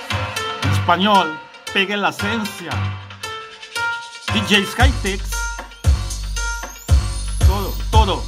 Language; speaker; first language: Spanish; non-native, learner; Papiamento